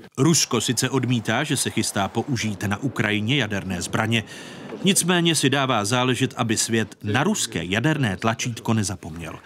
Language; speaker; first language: Czech; native; Czech